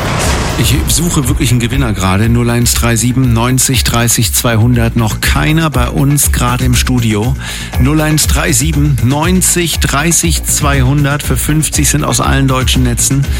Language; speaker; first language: German; native; German